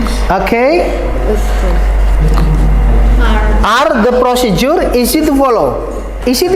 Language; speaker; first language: English; non-native, fluent; Indonesian